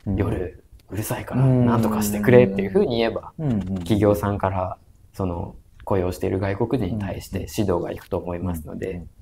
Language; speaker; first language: Japanese; non-native, fluent; Indonesian